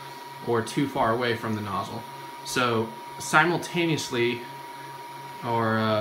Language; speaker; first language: English; native; English